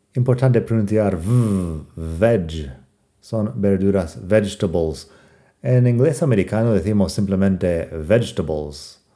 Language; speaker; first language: Spanish; non-native, fluent; English